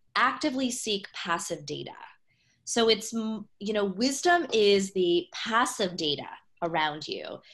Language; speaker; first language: English; native; English